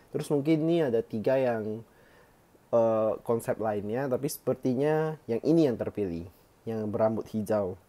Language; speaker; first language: Indonesian; native; Indonesian